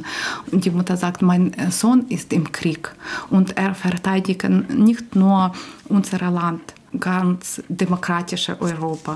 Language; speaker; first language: German; non-native, learner; Ukrainian